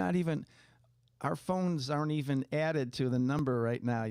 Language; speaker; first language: English; native; English